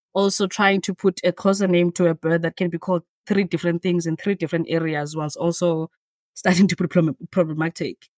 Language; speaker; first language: English; non-native, local second language; Xhosa